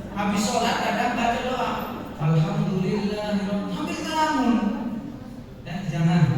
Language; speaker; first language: Indonesian; non-native, local second language; Madurese